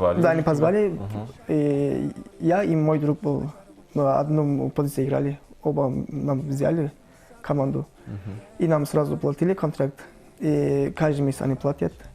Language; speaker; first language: Russian; non-native, learner; Turkish